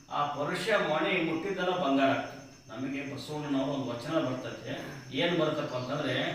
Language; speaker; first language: Kannada; native; Kannada